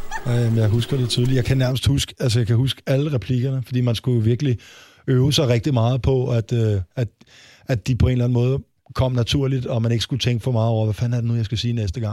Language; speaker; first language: Danish; native; Danish